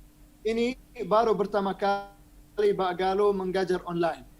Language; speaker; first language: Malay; non-native, learner; Arabic